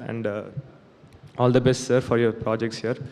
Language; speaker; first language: Telugu; non-native, learner; Tamil